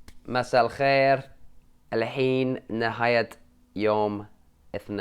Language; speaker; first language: Arabic; non-native, learner; English